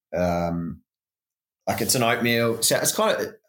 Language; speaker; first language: English; native; English